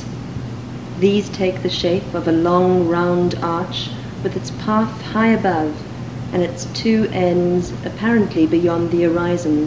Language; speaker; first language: English; native; English